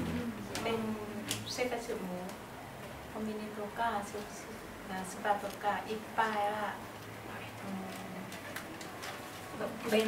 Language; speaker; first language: Japanese; non-native, learner; Vietnamese